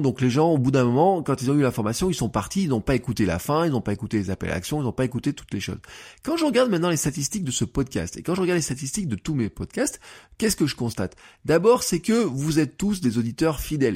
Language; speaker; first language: French; native; French